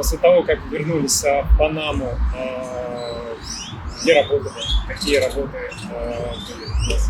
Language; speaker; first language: Russian; native; Russian